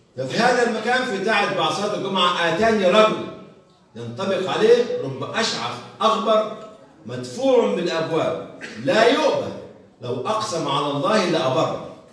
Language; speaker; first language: Arabic; native; Arabic